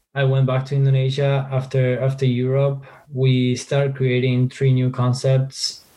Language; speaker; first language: English; non-native, fluent; Spanish